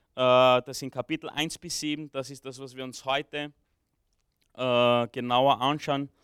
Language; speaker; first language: German; early bilingual, other home language; Romanian